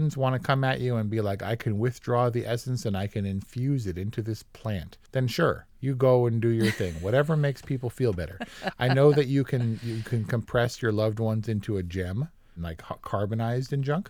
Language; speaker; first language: English; native; English